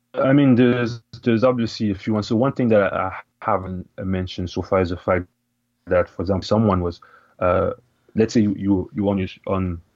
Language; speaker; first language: English; non-native, local second language; French